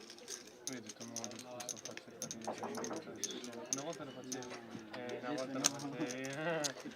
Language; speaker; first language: Italian; non-native, fluent; Albanian